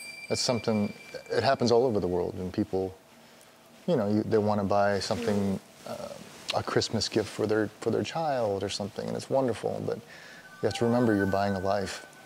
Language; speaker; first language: English; early bilingual, other home language; Korean